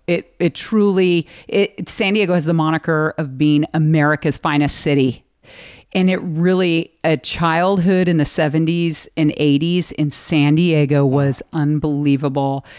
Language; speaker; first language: English; native; English